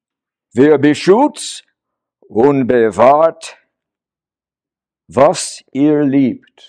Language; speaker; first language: German; non-native, learner; English